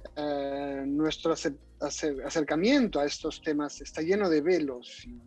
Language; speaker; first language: Spanish; native; Spanish